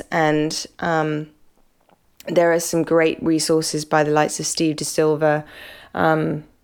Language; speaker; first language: English; native; English